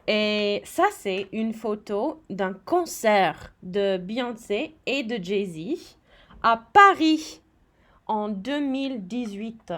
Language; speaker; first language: French; non-native, fluent; English